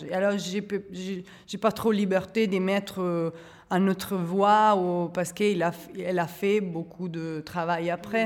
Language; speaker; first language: French; non-native, fluent; Italian